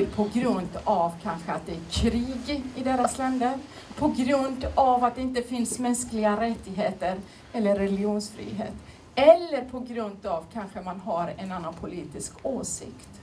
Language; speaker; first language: Swedish; non-native, fluent; Turoyo